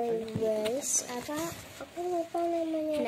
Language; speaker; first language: Indonesian; native; Indonesian